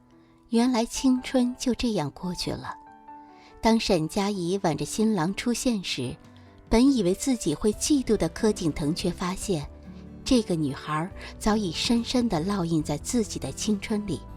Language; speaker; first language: Chinese; native; Chinese